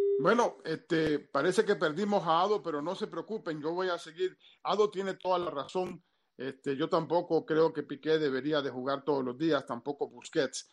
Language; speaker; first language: Spanish; early bilingual, heritage; Spanish